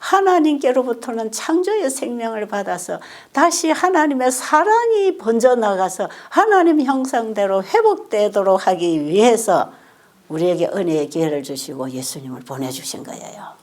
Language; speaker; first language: Korean; native; Korean